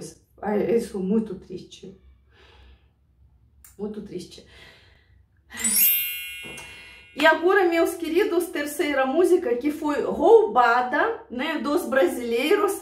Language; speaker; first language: Portuguese; non-native, learner; Russian